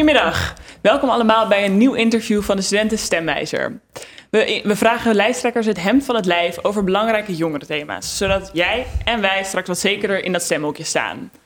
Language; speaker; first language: Dutch; native; Dutch